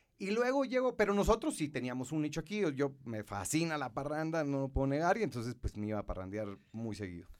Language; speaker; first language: Spanish; native; Spanish